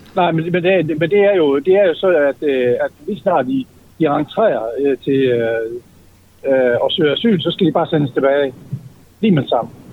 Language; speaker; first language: Danish; native; Danish